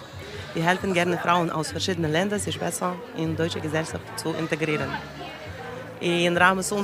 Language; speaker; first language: German; non-native, learner; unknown